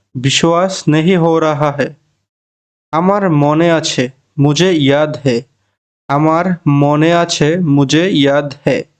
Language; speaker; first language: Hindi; non-native, learner; Bangla